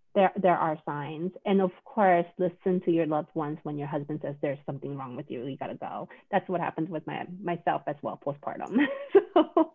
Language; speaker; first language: English; non-native, fluent; Korean